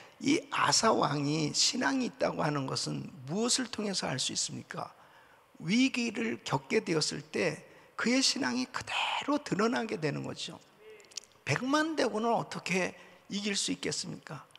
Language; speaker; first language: Korean; native; Korean